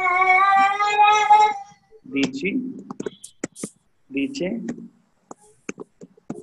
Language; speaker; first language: Italian; non-native, learner; Hindi